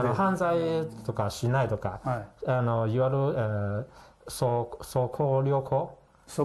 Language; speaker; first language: Japanese; non-native, fluent; Chinese